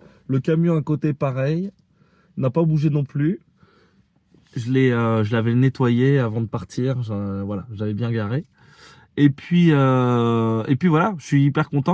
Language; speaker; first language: French; native; French